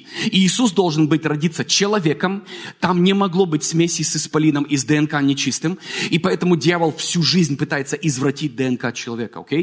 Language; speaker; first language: Russian; native; Russian